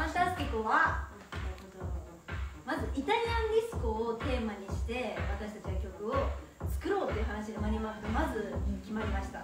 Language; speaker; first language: Japanese; native; Japanese